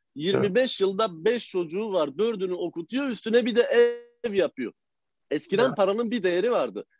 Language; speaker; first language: Turkish; native; Turkish